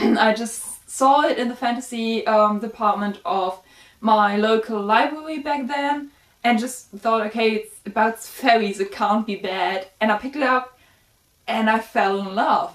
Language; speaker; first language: English; non-native, fluent; German